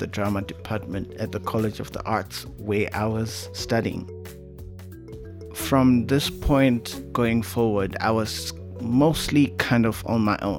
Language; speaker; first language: English; non-native, local second language; Shona